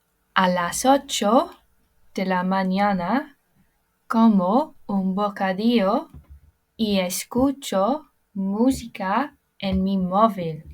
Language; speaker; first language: Spanish; non-native, fluent; English